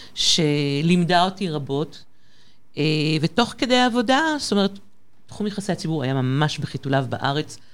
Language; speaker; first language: Hebrew; non-native, fluent; French